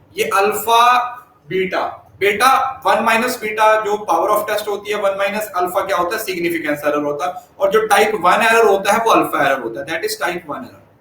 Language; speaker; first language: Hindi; non-native, local second language; Punjabi